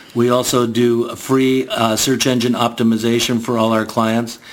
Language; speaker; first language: English; native; English